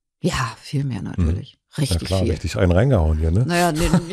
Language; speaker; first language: German; native; German